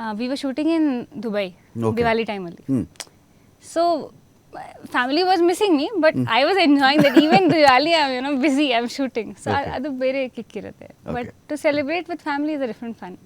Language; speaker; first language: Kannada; non-native, fluent; Hindi